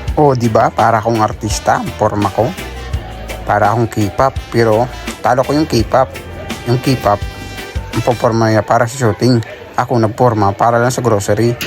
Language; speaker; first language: Filipino; non-native, local second language; Bikol